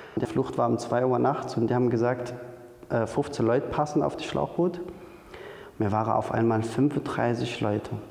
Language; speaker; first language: German; non-native, fluent; Arabic